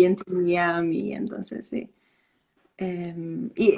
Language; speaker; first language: Spanish; non-native, fluent; Danish